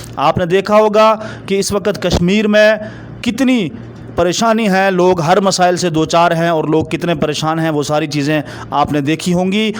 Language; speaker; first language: Urdu; non-native, local second language; Kashmiri